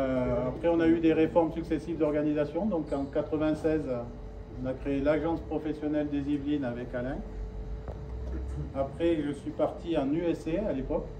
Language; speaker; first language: French; native; French